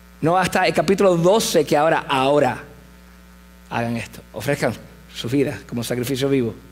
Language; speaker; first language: Spanish; early bilingual, heritage; English